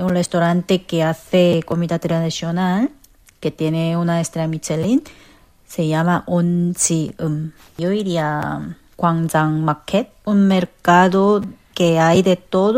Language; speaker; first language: Spanish; non-native, fluent; Korean